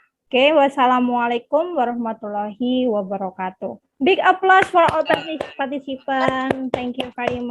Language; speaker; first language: English; non-native, learner; Indonesian